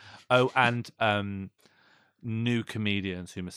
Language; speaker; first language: English; native; English